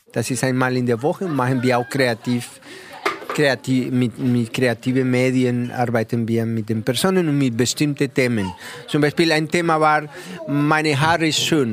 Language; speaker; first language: German; non-native, fluent; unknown